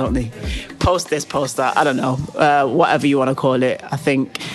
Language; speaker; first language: English; native; English